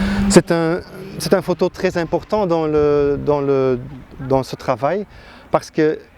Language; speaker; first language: French; non-native, local second language; Dutch